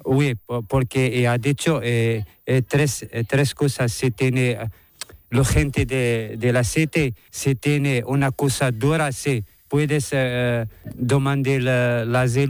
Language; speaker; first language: Spanish; non-native, learner; Arabic